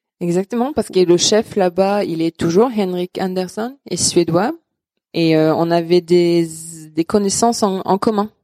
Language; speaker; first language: French; non-native, fluent; Swedish